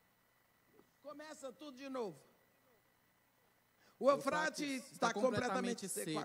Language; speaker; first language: Portuguese; native; Portuguese